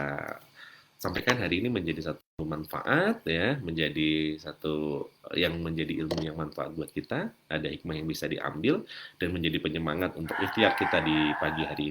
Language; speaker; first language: Indonesian; native; Indonesian